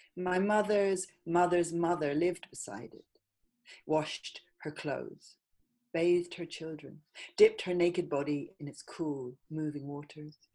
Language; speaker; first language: English; native; English